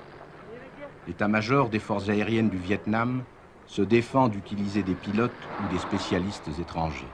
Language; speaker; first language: French; native; French